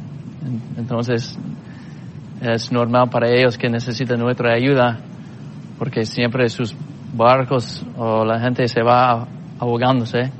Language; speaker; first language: Spanish; non-native, fluent; English